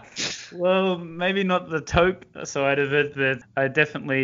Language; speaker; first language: English; native; English